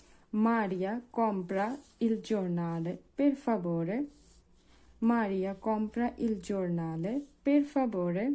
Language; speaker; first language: Italian; non-native, fluent; Bangla